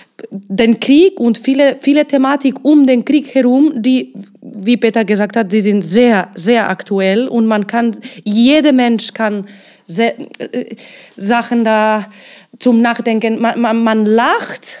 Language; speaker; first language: German; non-native, fluent; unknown